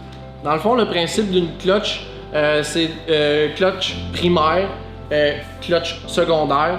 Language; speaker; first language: French; native; French